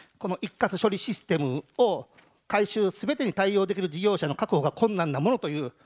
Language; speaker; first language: Japanese; native; Japanese